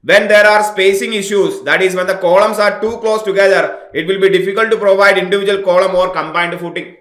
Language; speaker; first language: English; non-native, local second language; Malayalam